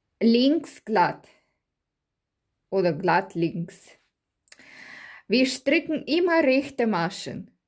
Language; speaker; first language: German; non-native, learner; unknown